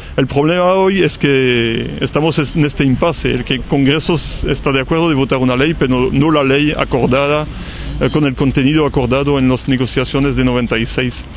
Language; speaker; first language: Spanish; non-native, fluent; French